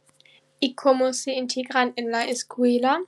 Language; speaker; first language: Spanish; non-native, learner; German